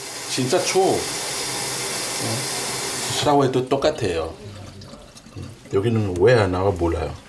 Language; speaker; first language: Korean; non-native, learner; French